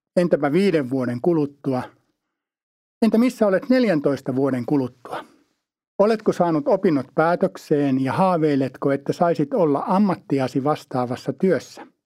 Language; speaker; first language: Finnish; native; Finnish